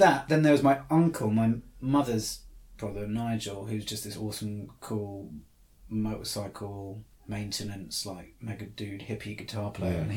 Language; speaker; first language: English; native; English